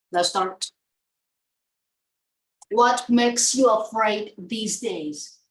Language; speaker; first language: English; non-native, fluent; Vietnamese